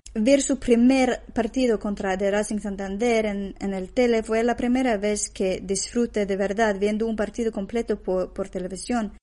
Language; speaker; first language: Spanish; non-native, fluent; Swedish